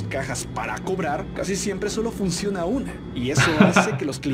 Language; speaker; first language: Spanish; native; Spanish